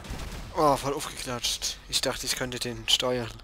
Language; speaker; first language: German; native; German